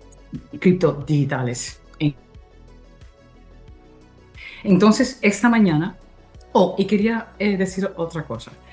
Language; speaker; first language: Spanish; early bilingual, heritage; English